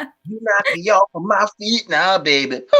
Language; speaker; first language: English; native; English